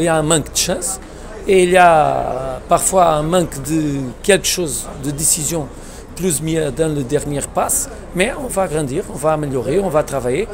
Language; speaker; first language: French; non-native, learner; Portuguese